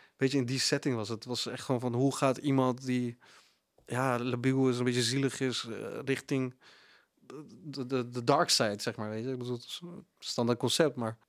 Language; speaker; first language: Dutch; early bilingual, other home language; Punjabi